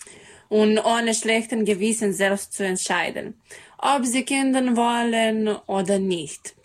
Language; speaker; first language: German; non-native, learner; Serbian